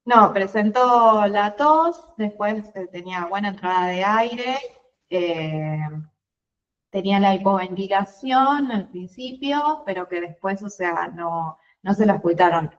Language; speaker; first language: Spanish; native; Spanish